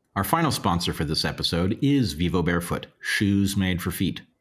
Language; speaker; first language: English; native; English